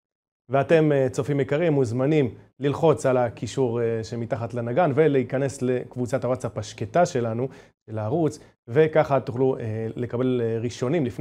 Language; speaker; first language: Hebrew; native; Hebrew